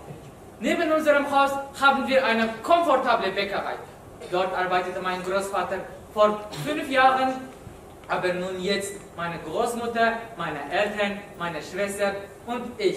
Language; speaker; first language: German; non-native, learner; Uzbek